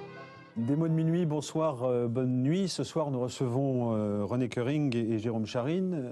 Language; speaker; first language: French; native; French